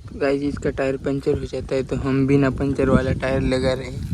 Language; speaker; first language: Hindi; non-native, local second language; Marathi